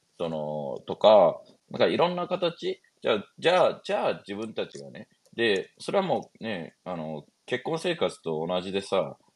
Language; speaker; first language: Japanese; native; Japanese